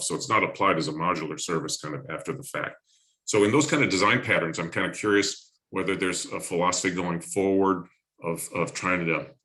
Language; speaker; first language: English; native; English